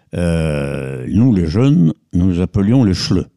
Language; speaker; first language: French; native; French